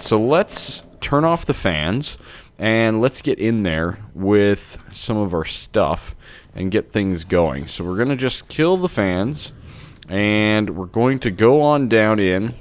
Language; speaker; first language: English; native; English